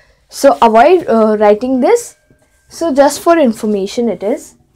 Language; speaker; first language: English; non-native, local second language; Hindi